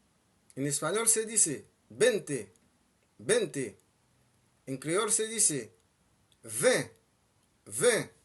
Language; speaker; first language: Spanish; non-native, fluent; Haitian Creole